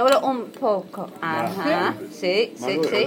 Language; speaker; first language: Italian; non-native, learner; English